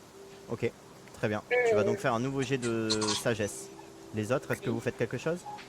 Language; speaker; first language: French; native; French